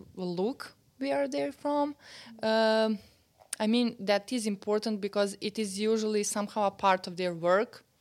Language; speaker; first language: English; non-native, fluent; Serbian